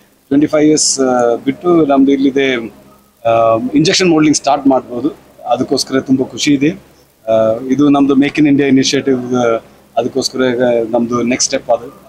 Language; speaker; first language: Kannada; non-native, local second language; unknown